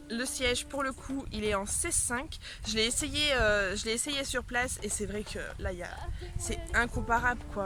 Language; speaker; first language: French; native; French